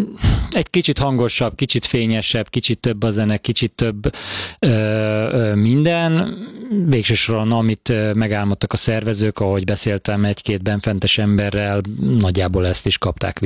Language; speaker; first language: Hungarian; native; Hungarian